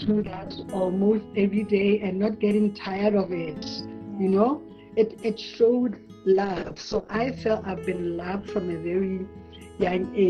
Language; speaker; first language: English; non-native, local second language; Tswana